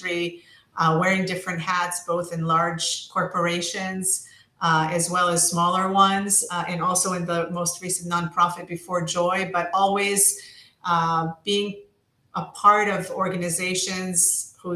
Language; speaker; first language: English; native; English